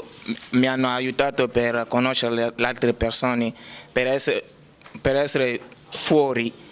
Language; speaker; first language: Italian; non-native, learner; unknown